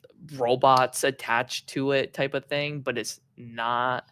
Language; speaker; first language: English; native; English